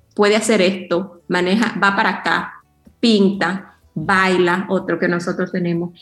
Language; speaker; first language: Spanish; early bilingual, heritage; Spanish